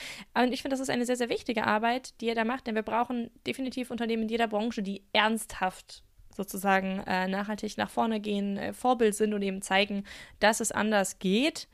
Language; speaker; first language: German; native; German